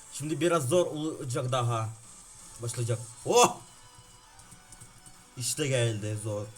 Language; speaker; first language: Turkish; non-native, learner; Ukrainian